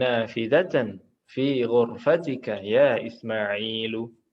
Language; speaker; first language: Arabic; non-native, fluent; Indonesian